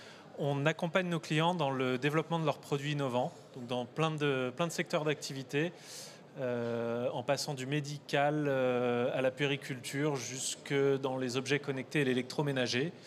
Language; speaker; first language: French; native; French